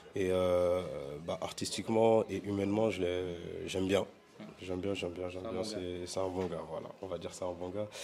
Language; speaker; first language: French; native; French